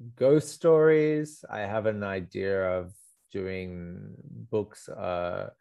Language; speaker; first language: English; native; English